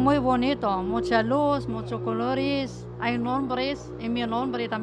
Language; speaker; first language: Spanish; non-native, learner; Arabic